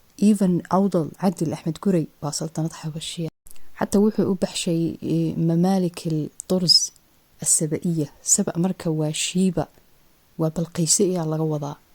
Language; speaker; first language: Somali; native; Somali